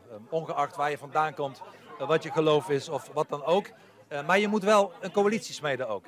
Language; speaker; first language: Dutch; native; Dutch